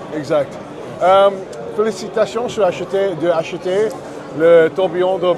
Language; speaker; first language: French; non-native, learner; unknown